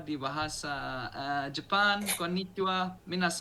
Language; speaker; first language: Indonesian; non-native, learner; Arabic